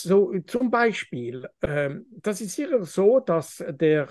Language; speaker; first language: German; non-native, fluent; French